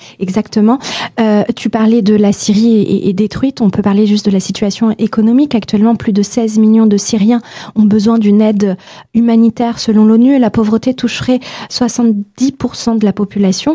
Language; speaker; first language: French; native; French